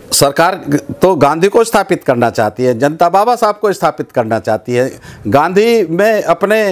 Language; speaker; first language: Hindi; native; Hindi